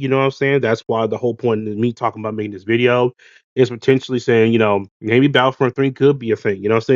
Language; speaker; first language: English; native; English